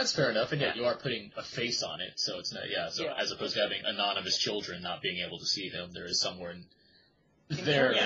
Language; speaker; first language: English; native; English